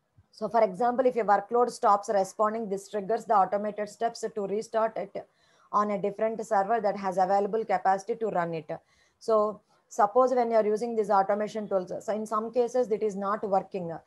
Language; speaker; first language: English; non-native, local second language; Telugu